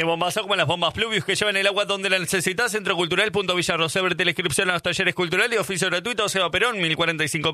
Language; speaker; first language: Spanish; native; Spanish